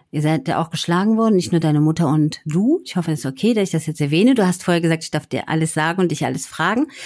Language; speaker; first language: German; native; German